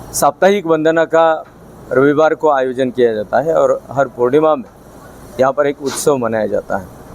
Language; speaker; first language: Hindi; non-native, local second language; Marathi